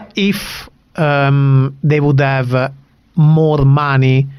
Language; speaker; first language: English; non-native, fluent; Italian